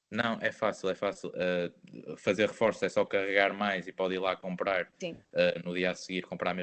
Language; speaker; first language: Portuguese; native; Portuguese